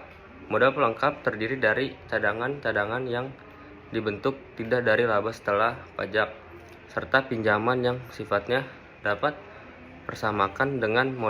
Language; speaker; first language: Indonesian; native; Indonesian